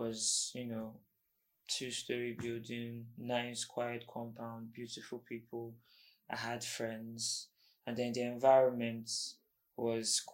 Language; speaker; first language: English; non-native, local second language; Igbo